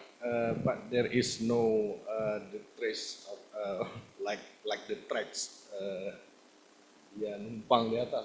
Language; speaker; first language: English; non-native, learner; Indonesian